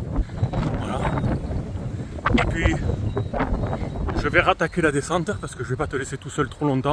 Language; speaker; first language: French; native; French